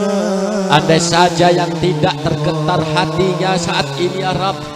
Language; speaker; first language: Indonesian; native; Indonesian